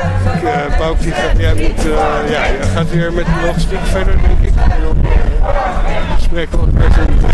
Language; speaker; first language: Dutch; native; Dutch